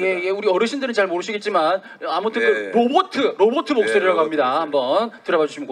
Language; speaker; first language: Korean; native; Korean